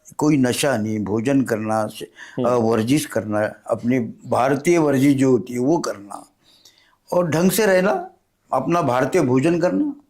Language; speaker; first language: Hindi; non-native, local second language; Marathi